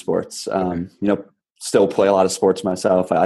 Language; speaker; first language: English; native; English